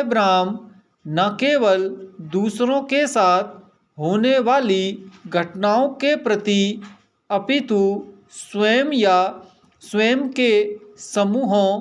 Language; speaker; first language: Hindi; native; Hindi